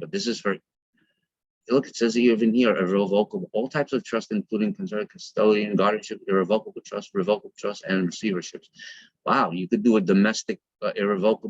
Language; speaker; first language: English; native; English